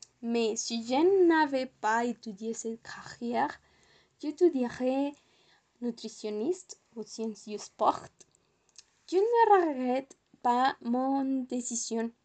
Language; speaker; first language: French; non-native, learner; Spanish